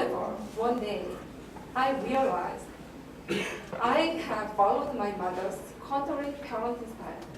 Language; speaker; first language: English; non-native, learner; Korean